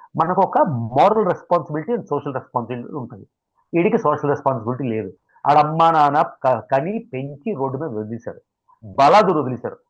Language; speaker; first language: Telugu; native; Telugu